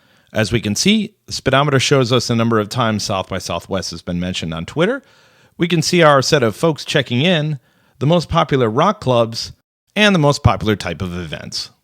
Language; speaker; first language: English; native; English